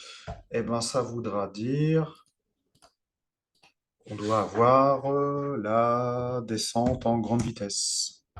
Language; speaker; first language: French; native; French